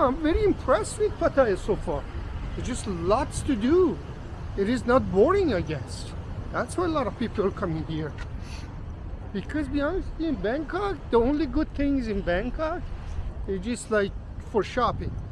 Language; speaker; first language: English; non-native, fluent; Persian